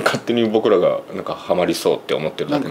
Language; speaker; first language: Japanese; native; Japanese